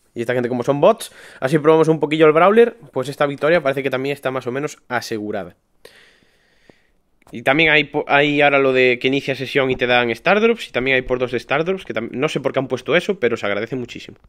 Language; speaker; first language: Spanish; native; Spanish